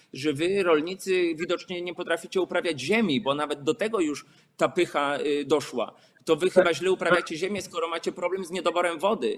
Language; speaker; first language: Polish; native; Polish